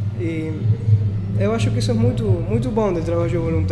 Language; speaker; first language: Portuguese; non-native, fluent; Spanish